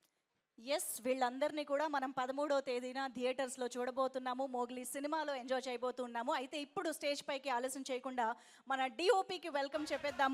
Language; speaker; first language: Telugu; native; Telugu